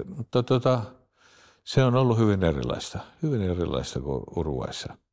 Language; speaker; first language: Finnish; early bilingual, heritage; Finnish